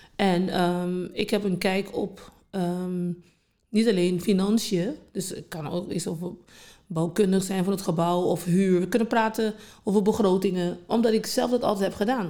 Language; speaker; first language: Dutch; non-native, local second language; English